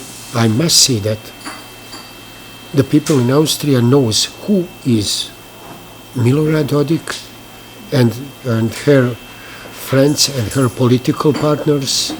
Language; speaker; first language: English; non-native, learner; Bosnian